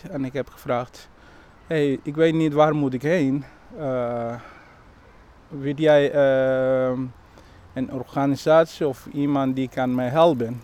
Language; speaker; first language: Dutch; non-native, learner; Somali